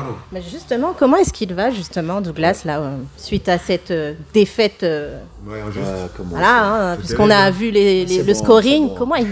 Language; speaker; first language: French; native; French